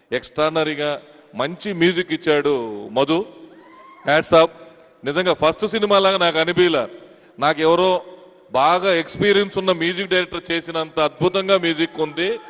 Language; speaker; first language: Telugu; native; Telugu